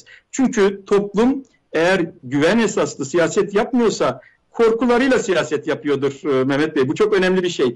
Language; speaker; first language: Turkish; native; Turkish